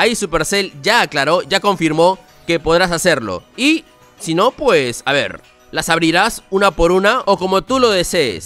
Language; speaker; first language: Spanish; native; Spanish